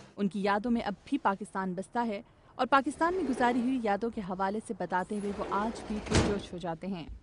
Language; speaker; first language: Urdu; native; Urdu